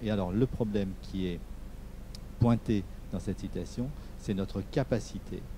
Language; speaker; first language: French; native; French